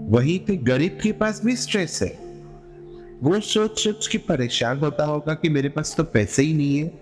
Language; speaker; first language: Hindi; non-native, local second language; Gujarati